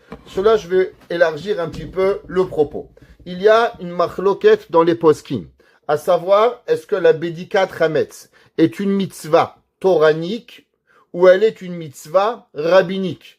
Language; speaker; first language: French; native; French